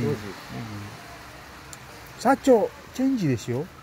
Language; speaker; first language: Japanese; non-native, learner; Indonesian